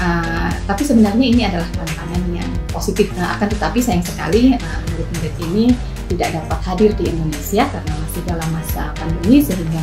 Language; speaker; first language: Indonesian; native; Indonesian